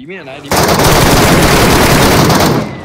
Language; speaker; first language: Chinese; native; Chinese